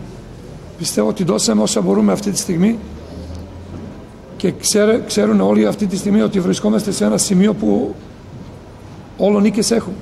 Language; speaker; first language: Greek; non-native, fluent; Serbian